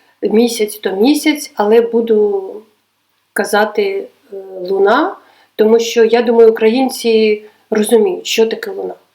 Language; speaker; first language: Ukrainian; non-native, local second language; Russian